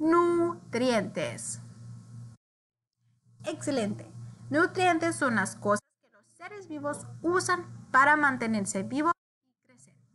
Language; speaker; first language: Spanish; early bilingual, heritage; English